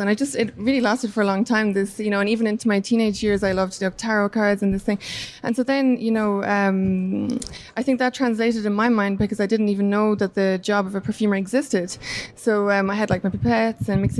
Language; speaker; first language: English; native; English